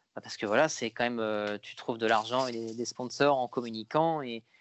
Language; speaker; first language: French; native; French